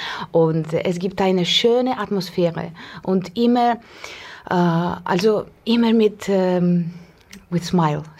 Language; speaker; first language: German; non-native, learner; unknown